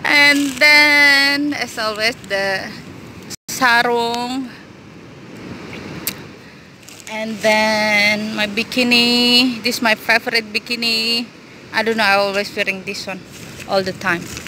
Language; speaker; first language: English; non-native, learner; Indonesian